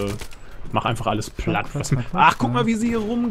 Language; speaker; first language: German; native; German